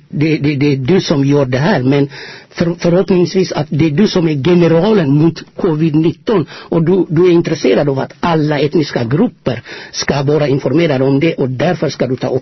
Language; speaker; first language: Swedish; non-native, fluent; Amharic